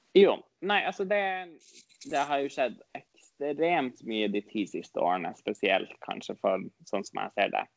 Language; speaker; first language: Norwegian; non-native, local second language; Northern Sami